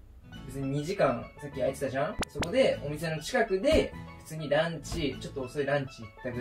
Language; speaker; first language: Japanese; native; Japanese